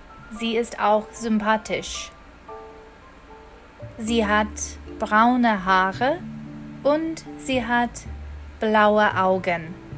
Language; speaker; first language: German; non-native, fluent; English